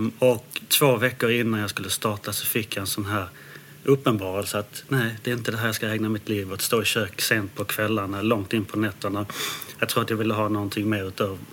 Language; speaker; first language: Swedish; early bilingual, other home language; Danish